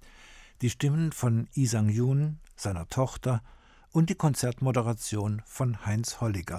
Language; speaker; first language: German; native; German